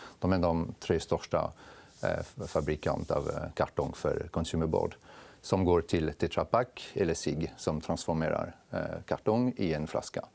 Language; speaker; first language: Swedish; non-native, fluent; French